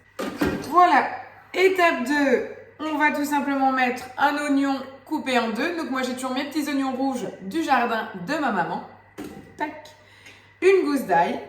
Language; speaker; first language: French; native; French